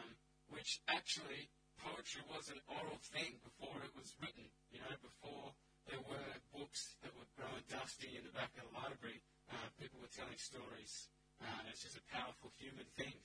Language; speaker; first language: English; native; English